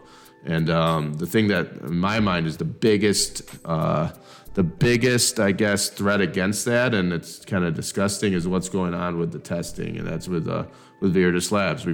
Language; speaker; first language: English; native; English